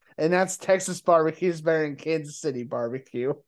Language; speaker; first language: English; native; English